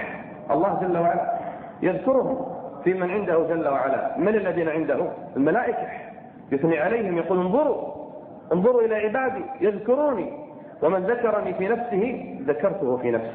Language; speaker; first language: Arabic; native; Arabic